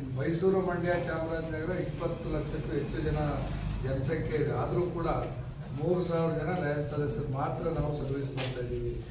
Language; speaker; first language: Kannada; native; Kannada